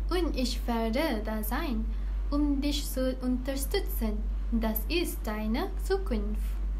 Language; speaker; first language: German; non-native, learner; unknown